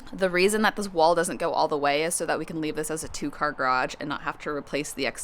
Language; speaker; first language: English; native; English